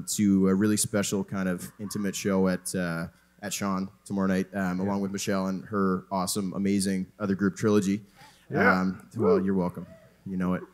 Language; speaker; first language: English; native; English